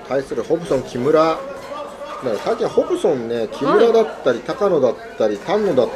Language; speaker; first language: Japanese; native; Japanese